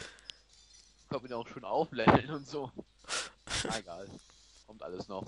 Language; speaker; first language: German; native; German